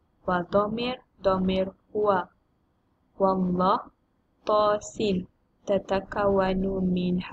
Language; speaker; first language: Arabic; non-native, learner; Malay